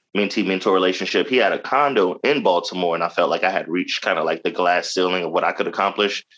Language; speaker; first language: English; native; English